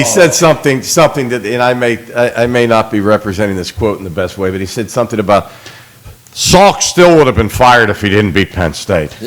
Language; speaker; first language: English; native; English